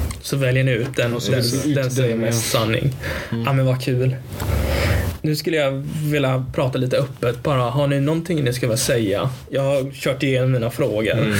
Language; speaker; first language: Swedish; native; Swedish